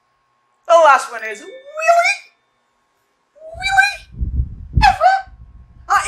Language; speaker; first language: English; non-native, fluent; Haitian Creole